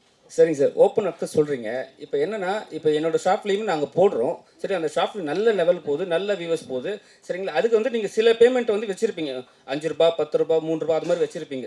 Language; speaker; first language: Tamil; native; Tamil